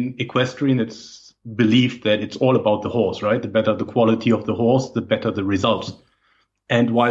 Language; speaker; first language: English; non-native, fluent; German